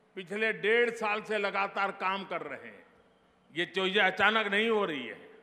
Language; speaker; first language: Hindi; non-native, local second language; Gujarati